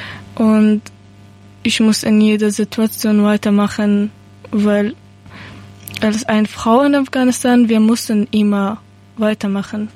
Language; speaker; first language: German; non-native, learner; Persian